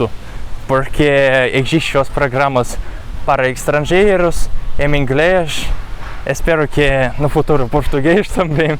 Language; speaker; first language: Portuguese; non-native, fluent; Russian